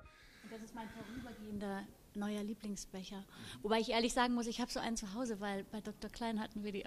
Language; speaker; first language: German; native; German